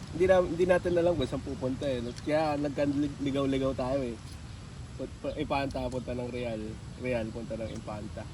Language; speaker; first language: Filipino; native; Filipino